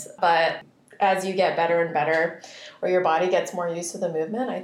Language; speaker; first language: English; early bilingual, other home language; Vietnamese